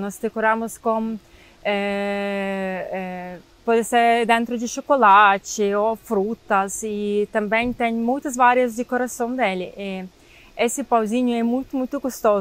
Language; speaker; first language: Portuguese; non-native, fluent; Ukrainian